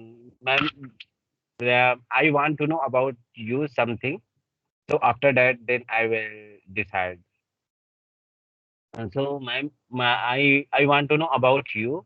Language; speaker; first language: English; non-native, learner; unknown